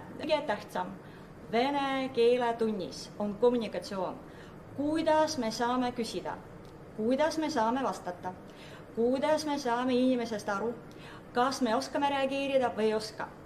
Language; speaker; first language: Estonian; non-native, fluent; Russian